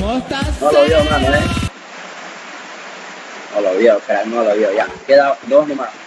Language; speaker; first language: Spanish; native; Spanish